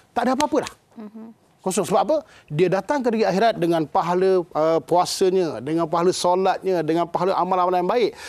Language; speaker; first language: Malay; native; Malay